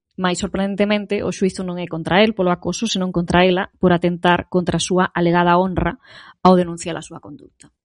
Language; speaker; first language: Galician; native; Galician